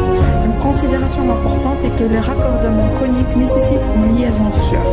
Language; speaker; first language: French; non-native, local second language; Arabic